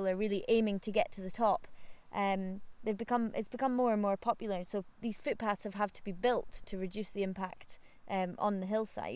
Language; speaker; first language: English; native; English